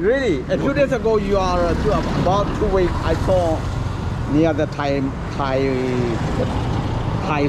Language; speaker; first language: English; non-native, learner; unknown